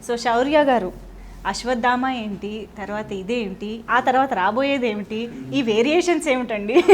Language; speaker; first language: Telugu; native; Telugu